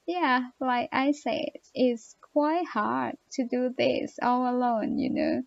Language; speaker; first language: English; non-native, learner; Thai